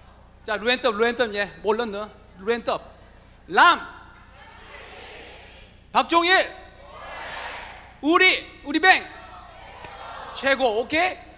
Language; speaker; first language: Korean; non-native, fluent; Vietnamese